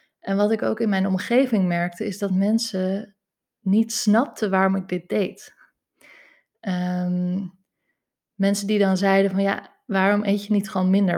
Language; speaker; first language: Dutch; native; Dutch